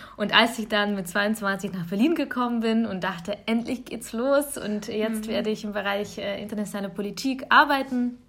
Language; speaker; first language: German; early bilingual, other home language; Russian